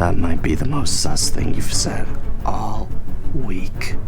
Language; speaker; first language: English; native; English